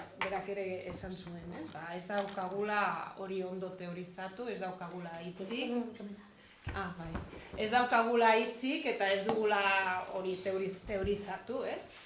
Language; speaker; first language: Basque; non-native, fluent; Catalan